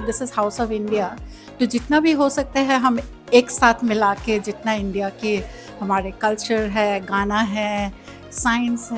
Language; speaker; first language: Hindi; non-native, local second language; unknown